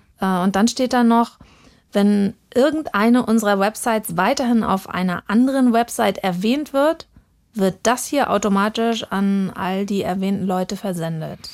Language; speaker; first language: German; native; German